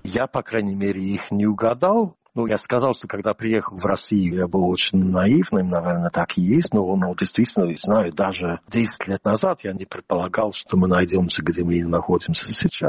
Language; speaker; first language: Russian; non-native, fluent; English